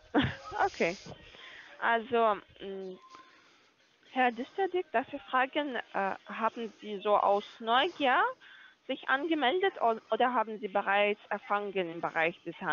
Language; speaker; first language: German; non-native, learner; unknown